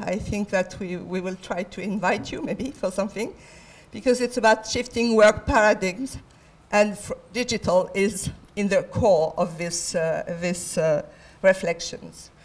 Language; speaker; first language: English; non-native, fluent; French